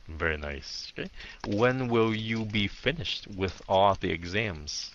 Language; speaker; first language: English; early bilingual, heritage; Vietnamese